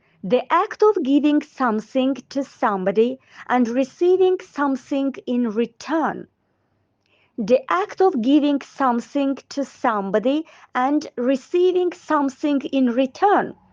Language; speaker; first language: English; non-native, fluent; Azerbaijani